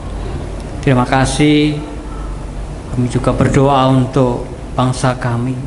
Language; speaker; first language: Indonesian; native; Indonesian